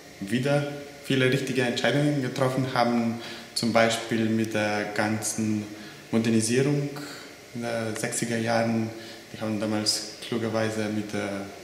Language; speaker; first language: German; non-native, fluent; Slovenian